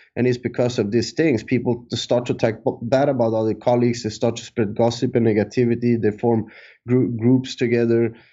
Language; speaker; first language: English; early bilingual, other home language; Spanish